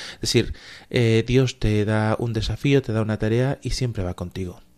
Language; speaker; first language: Spanish; native; Spanish